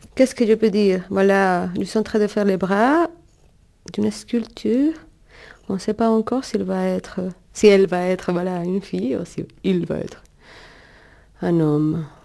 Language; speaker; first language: French; non-native, fluent; Spanish